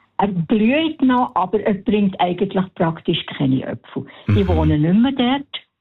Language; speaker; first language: German; native; German